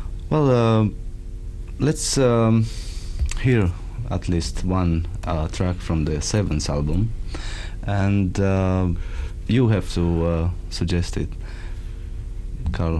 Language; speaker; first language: English; non-native, fluent; Romanian